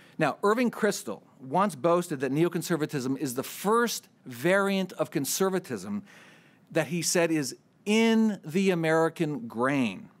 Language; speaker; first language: English; native; English